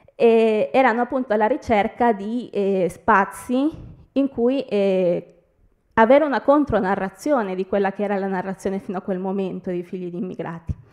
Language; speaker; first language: Italian; early bilingual, other home language; Spanish